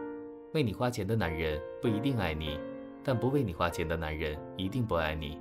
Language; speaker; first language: Chinese; native; Chinese